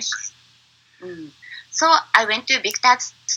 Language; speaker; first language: English; non-native, learner; Japanese